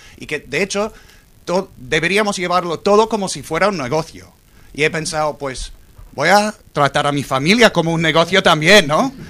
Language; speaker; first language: Spanish; non-native, fluent; English